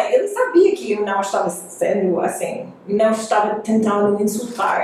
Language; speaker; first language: Portuguese; non-native, fluent; English